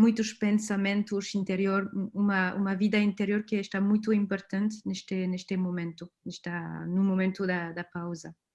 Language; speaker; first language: Portuguese; non-native, fluent; French